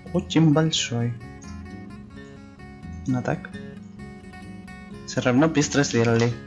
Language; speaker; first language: Russian; non-native, learner; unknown